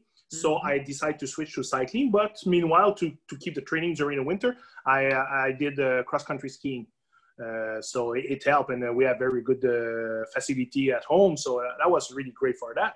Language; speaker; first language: English; native; English